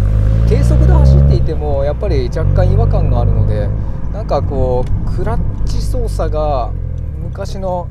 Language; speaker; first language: Japanese; native; Japanese